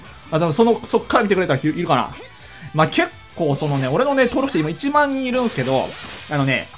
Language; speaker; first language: Japanese; native; Japanese